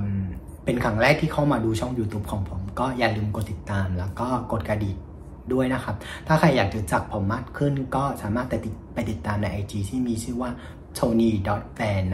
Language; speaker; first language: Thai; non-native, fluent; Vietnamese